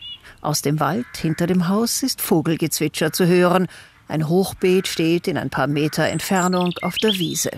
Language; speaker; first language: German; native; German